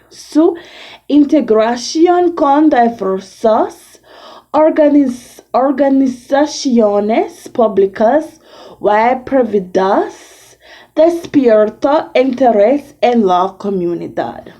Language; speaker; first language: Spanish; non-native, learner; English